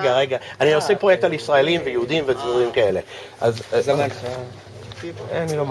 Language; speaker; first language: Hebrew; non-native, fluent; English